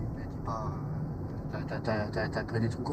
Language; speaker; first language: French; native; French